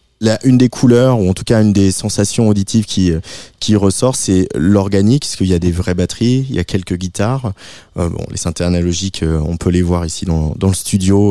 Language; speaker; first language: French; native; French